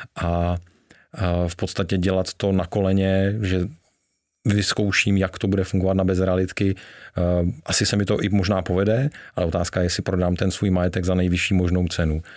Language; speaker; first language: Czech; native; Czech